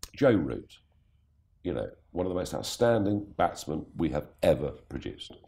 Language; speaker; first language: English; native; English